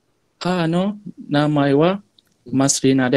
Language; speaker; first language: Japanese; non-native, learner; Malay